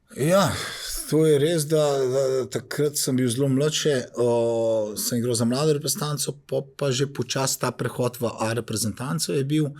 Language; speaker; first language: Slovenian; early bilingual, other home language; Bosnian